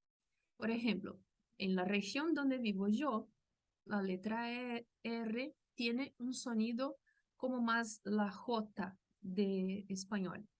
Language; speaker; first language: Spanish; non-native, fluent; Portuguese